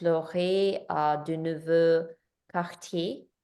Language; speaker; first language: French; non-native, learner; English